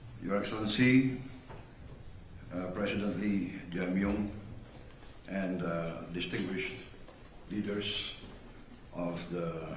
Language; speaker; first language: English; non-native, fluent; Indonesian